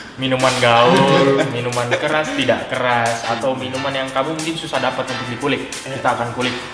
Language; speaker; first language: Indonesian; native; Indonesian